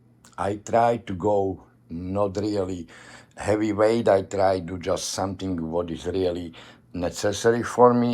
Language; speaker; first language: English; non-native, learner; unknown